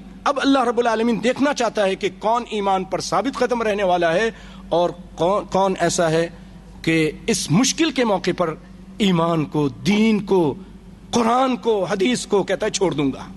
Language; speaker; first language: Urdu; native; Urdu